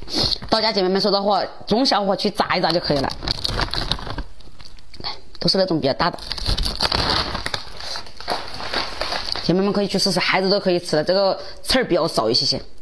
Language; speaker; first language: Chinese; native; Chinese